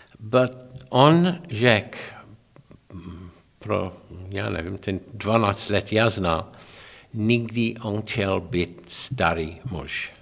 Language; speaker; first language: Czech; non-native, learner; English